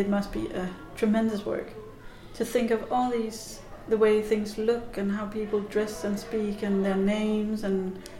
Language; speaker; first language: English; non-native, fluent; Danish